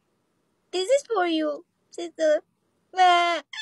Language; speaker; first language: English; non-native, learner; Indonesian